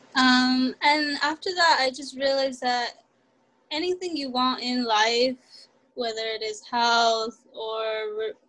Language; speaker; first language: English; early bilingual, other home language; Spanish